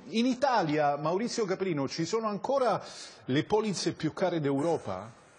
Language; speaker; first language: Italian; native; Italian